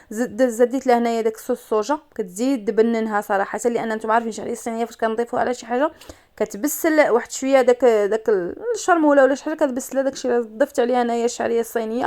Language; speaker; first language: Arabic; native; Arabic